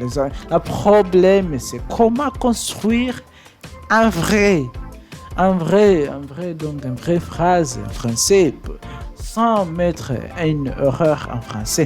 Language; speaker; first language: French; non-native, learner; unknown